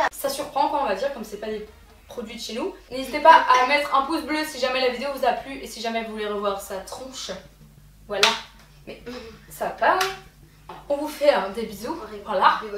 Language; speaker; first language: French; native; French